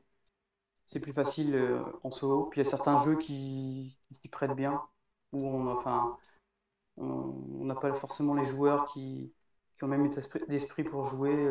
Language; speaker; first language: French; native; French